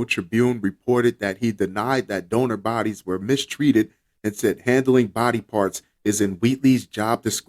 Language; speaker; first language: English; native; English